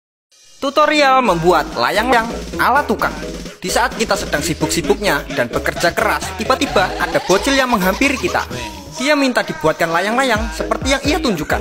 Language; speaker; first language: Indonesian; native; Indonesian